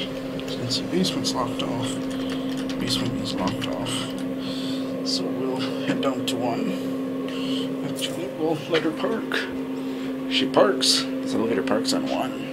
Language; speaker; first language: English; native; English